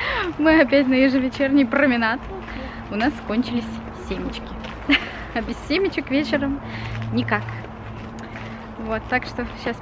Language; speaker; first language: Russian; native; Russian